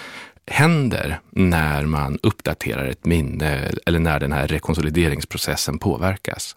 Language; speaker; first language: Swedish; native; Swedish